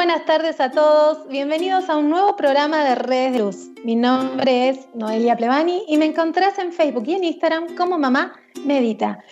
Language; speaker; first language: Spanish; native; Spanish